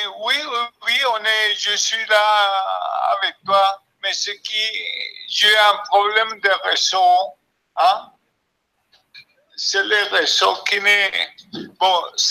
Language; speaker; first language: French; non-native, fluent; Spanish